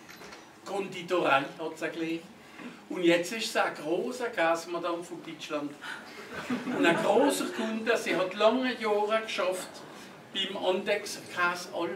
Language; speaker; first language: German; non-native, local second language; French